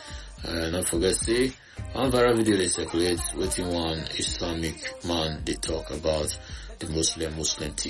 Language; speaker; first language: Nigerian Pidgin; non-native, local second language; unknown